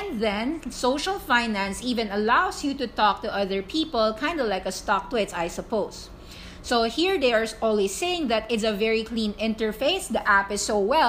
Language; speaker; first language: English; non-native, local second language; Filipino